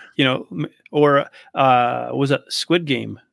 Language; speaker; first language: English; native; English